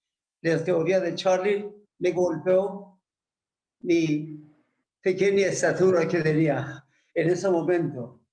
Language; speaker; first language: Spanish; non-native, fluent; Persian